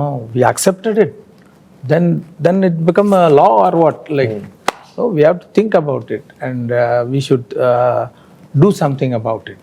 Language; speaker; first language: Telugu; non-native, local second language; Tamil